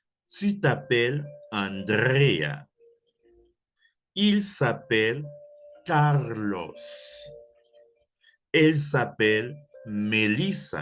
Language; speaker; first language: French; non-native, fluent; Spanish